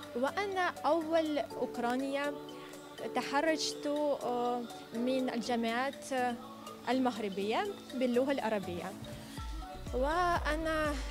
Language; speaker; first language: Arabic; non-native, fluent; Ukrainian